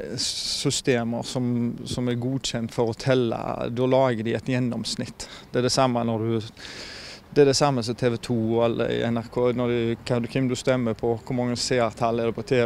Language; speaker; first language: Norwegian; native; Norwegian